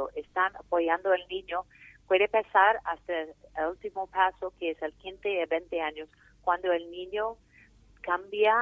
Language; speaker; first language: Spanish; non-native, fluent; English